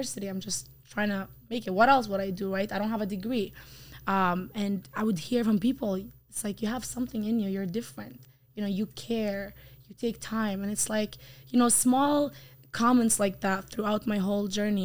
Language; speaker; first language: English; non-native, fluent; Arabic